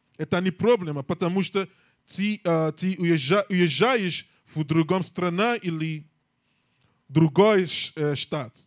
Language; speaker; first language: Russian; non-native, learner; English